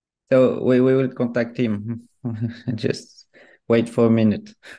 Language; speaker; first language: English; non-native, fluent; French